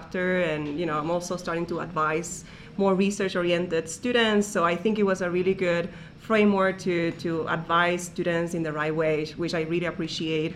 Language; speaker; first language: English; non-native, fluent; Spanish